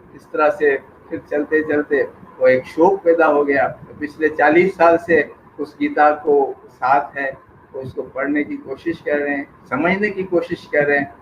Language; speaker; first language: Urdu; non-native, local second language; Sindhi